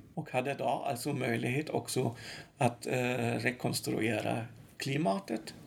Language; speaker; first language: Swedish; non-native, fluent; German